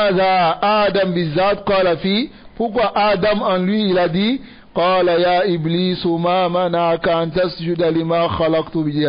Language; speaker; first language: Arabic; non-native, fluent; Dyula